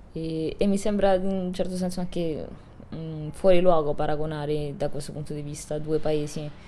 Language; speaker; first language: Italian; early bilingual, other home language; Spanish